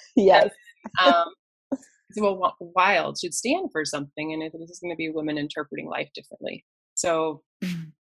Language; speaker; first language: English; native; English